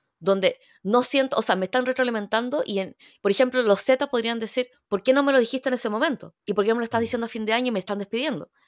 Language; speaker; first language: Spanish; early bilingual, other home language; Korean